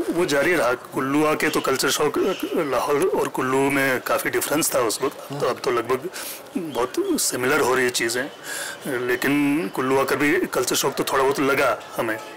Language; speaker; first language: Hindi; non-native, local second language; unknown